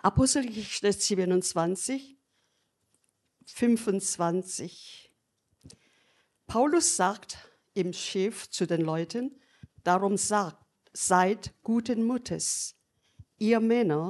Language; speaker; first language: German; non-native, learner; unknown